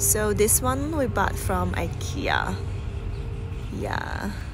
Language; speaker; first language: English; non-native, fluent; Chinese